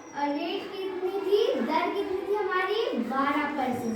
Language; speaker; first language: Hindi; native; Hindi